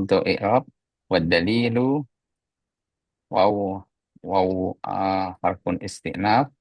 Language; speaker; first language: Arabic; non-native, learner; Indonesian